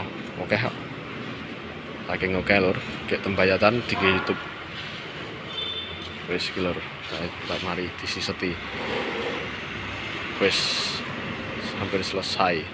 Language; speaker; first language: Indonesian; non-native, local second language; Javanese